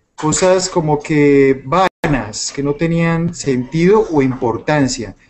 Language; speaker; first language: Spanish; native; Spanish